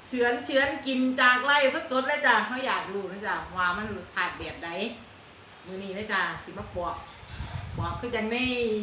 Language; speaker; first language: Thai; native; Thai